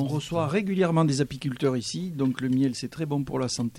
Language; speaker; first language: French; native; French